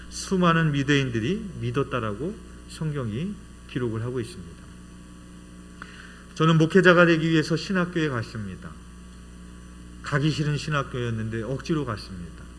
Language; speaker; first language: Korean; native; Korean